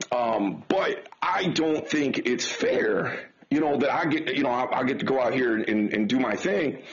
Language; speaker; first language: English; native; English